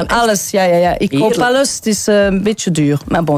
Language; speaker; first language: Dutch; non-native, local second language; French